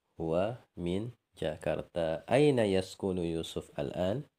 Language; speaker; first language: Arabic; non-native, fluent; Indonesian